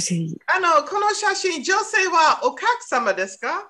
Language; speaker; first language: Japanese; non-native, learner; English